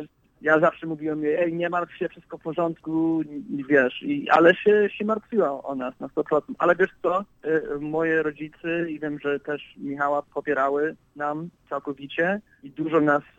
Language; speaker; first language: Polish; early bilingual, heritage; English